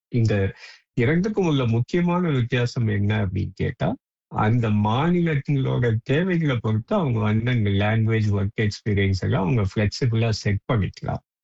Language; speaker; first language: Tamil; native; Tamil